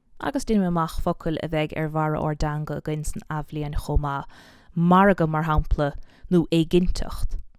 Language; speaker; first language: Irish; native; Irish